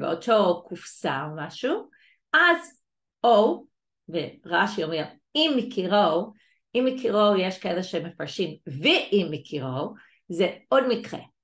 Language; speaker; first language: Hebrew; non-native, fluent; English